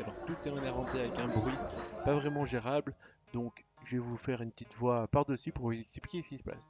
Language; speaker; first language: French; native; French